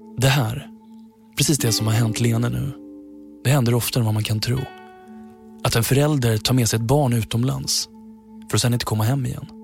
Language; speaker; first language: Swedish; native; Swedish